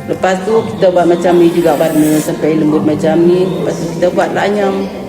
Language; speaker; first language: Malay; non-native, local second language; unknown